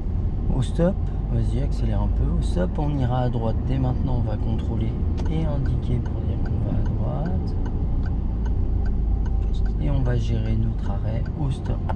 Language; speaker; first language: French; native; French